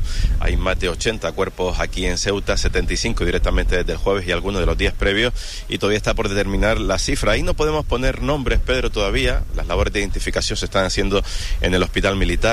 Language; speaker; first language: Spanish; native; Spanish